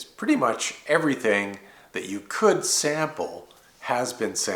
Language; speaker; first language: English; native; English